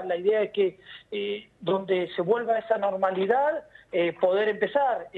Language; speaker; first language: Spanish; native; Spanish